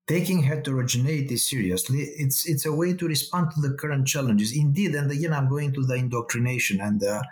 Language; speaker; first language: English; non-native, fluent; Romanian